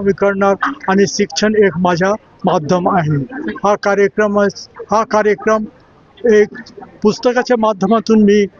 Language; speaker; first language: Marathi; non-native, local second language; Bangla